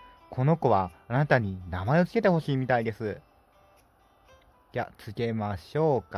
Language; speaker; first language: Japanese; native; Japanese